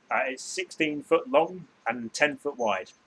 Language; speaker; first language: English; native; English